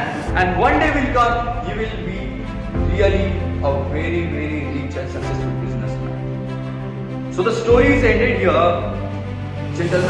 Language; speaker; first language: English; non-native, local second language; Marathi